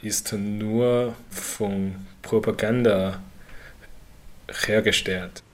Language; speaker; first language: German; non-native, learner; Chinese